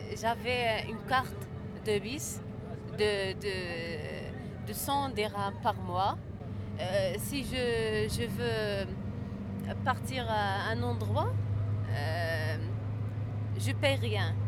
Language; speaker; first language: French; non-native, learner; Arabic